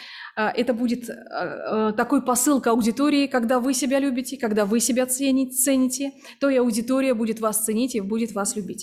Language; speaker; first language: Russian; native; Russian